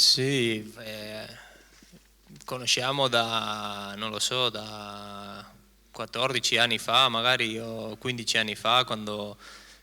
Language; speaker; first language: Italian; non-native, fluent; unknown